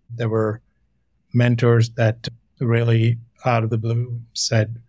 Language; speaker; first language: English; non-native, local second language; Hindi